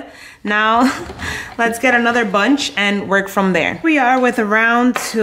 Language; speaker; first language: English; native; English